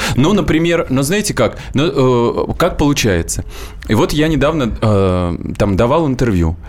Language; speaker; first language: Russian; native; Russian